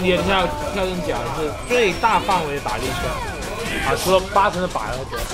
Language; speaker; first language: Chinese; native; Chinese